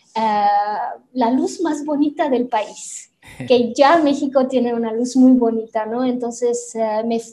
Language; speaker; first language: Spanish; non-native, fluent; Romanian